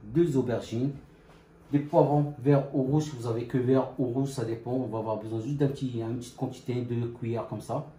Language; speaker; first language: French; non-native, local second language; Arabic